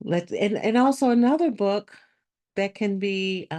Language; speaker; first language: English; native; English